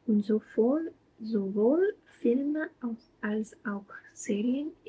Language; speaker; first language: German; non-native, learner; English